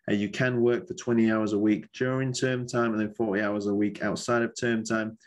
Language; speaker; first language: English; native; English